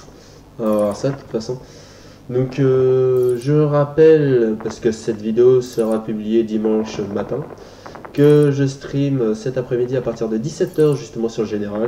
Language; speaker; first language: French; native; French